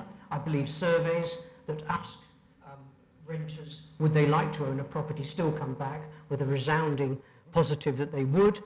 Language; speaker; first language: English; native; English